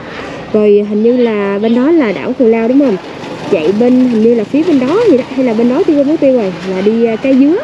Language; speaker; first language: Vietnamese; native; Vietnamese